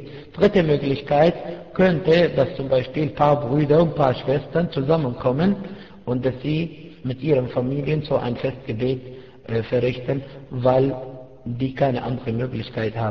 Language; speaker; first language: German; non-native, fluent; Arabic